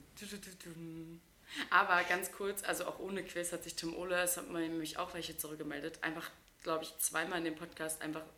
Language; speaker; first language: German; native; German